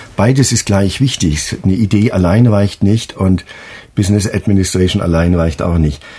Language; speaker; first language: German; native; German